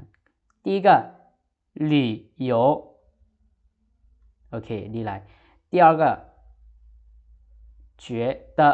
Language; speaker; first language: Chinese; non-native, fluent; Lao